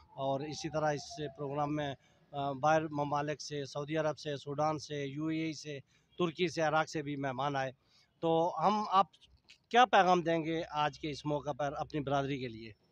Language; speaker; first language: Urdu; non-native, local second language; Northern Hindko